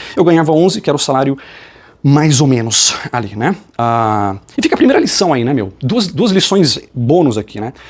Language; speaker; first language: Portuguese; native; Portuguese